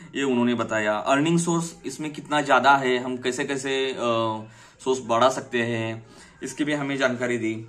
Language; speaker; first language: Hindi; non-native, local second language; Marathi